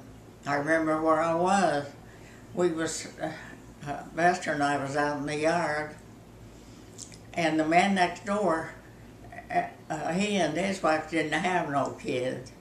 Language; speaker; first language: English; native; English